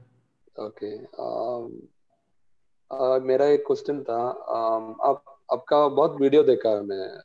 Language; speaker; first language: Hindi; non-native, local second language; Malayalam